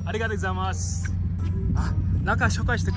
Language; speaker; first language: Japanese; non-native, fluent; English